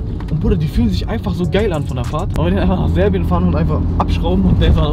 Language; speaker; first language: German; native; German